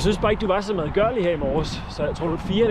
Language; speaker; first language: Danish; native; Danish